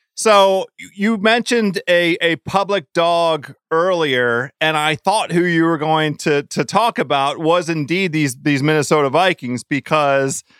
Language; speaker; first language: English; native; English